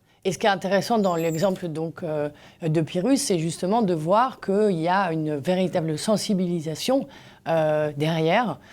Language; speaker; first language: French; native; French